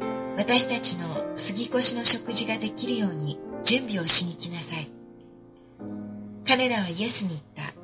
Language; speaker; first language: Japanese; native; Japanese